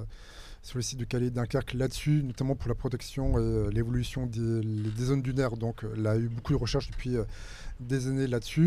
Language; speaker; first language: French; native; French